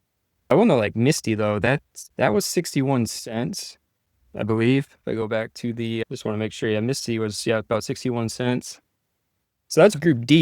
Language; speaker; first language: English; native; English